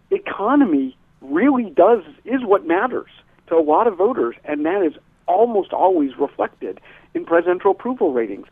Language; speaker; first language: English; native; English